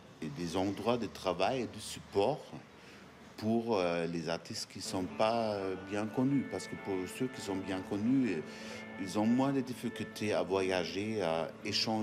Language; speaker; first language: French; non-native, fluent; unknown